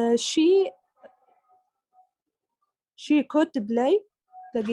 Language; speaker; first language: English; non-native, learner; Arabic